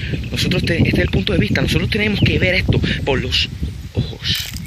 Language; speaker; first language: Spanish; native; Spanish